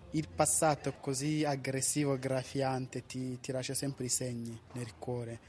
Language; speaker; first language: Italian; non-native, fluent; Kinyarwanda